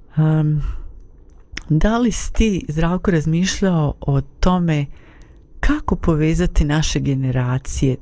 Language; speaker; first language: Bosnian; native; Bosnian